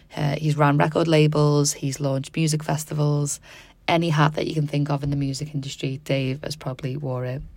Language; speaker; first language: English; native; English